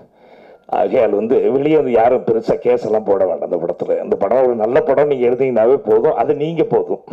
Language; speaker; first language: Tamil; native; Tamil